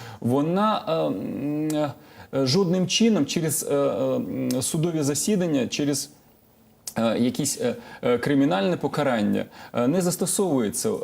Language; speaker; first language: Ukrainian; non-native, local second language; Russian